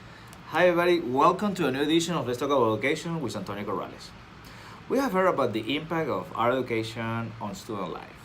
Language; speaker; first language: English; non-native, fluent; Spanish